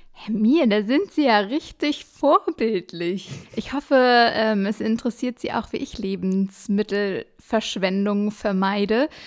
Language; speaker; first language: German; native; German